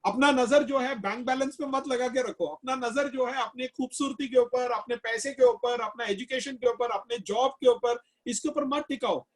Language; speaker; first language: Hindi; non-native, local second language; Malayalam